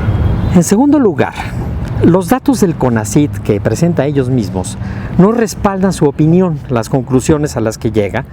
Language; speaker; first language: Spanish; native; Spanish